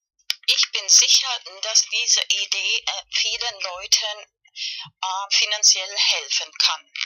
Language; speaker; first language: German; non-native, learner; Spanish